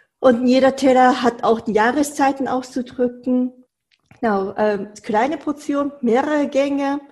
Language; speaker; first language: German; non-native, fluent; Japanese